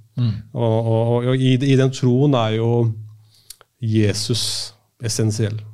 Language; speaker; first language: Norwegian; early bilingual, other home language; Urdu